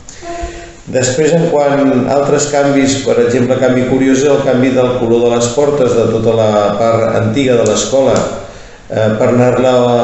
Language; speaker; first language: Catalan; native; Catalan